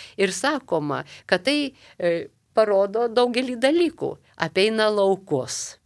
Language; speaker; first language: Lithuanian; native; Lithuanian